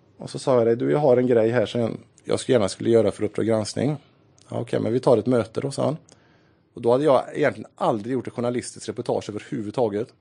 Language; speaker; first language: Swedish; native; Swedish